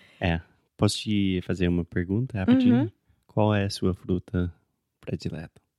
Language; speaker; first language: Portuguese; non-native, fluent; English